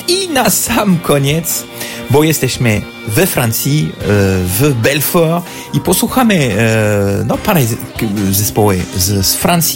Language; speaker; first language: Polish; non-native, fluent; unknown